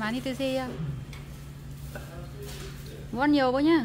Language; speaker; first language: Korean; non-native, learner; Vietnamese